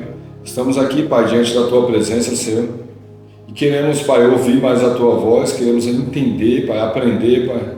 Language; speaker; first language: Portuguese; native; Portuguese